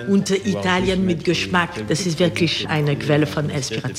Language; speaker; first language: German; non-native, learner; French